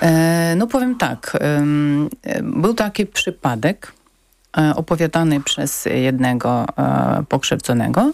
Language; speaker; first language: Polish; non-native, learner; Ukrainian